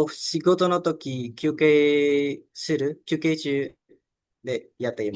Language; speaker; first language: Japanese; non-native, learner; Indonesian